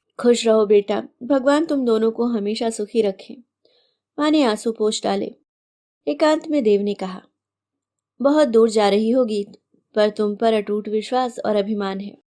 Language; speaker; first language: Hindi; native; Hindi